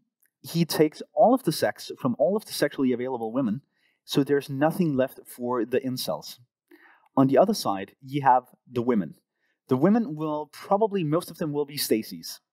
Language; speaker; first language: English; non-native, fluent; Danish